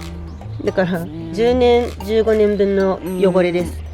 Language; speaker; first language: Japanese; early bilingual, other home language; Filipino